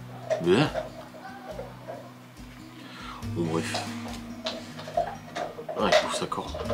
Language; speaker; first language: French; native; French